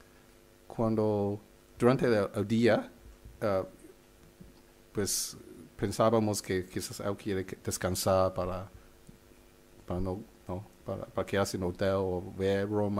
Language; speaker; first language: Spanish; non-native, fluent; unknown